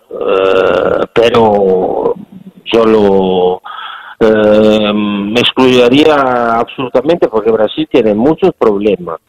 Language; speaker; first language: Spanish; non-native, fluent; Italian